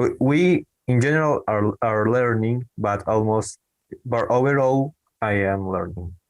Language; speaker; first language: English; non-native, learner; Spanish